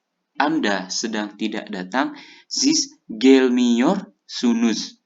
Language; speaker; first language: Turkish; non-native, fluent; Indonesian